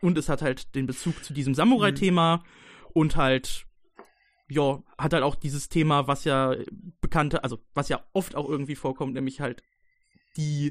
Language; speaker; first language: German; native; German